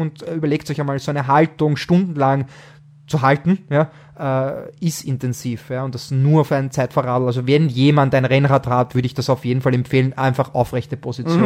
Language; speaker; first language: German; native; German